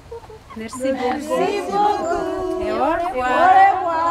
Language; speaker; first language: French; non-native, local second language; Malagasy